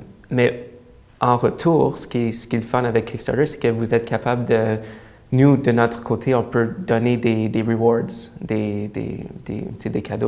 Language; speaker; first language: French; non-native, local second language; English